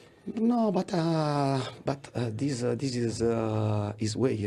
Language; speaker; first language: English; non-native, learner; Italian